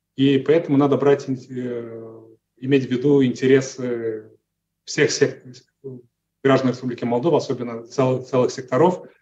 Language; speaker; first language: Russian; non-native, local second language; Romanian